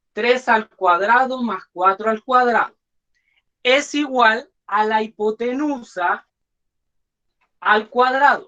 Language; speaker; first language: Spanish; native; Spanish